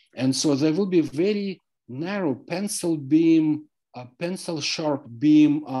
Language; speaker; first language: English; non-native, fluent; Russian